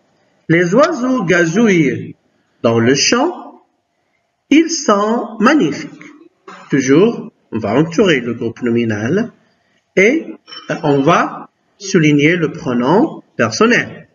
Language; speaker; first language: French; non-native, local second language; Arabic